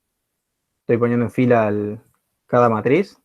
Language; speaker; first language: Spanish; native; Spanish